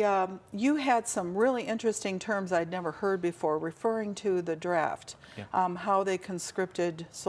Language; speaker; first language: English; native; English